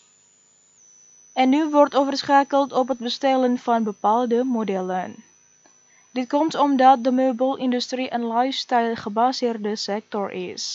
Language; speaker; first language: Dutch; non-native, fluent; Indonesian